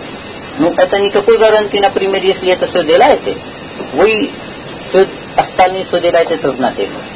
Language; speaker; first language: Russian; non-native, learner; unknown